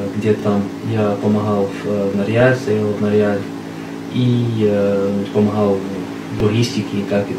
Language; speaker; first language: Russian; non-native, learner; Arabic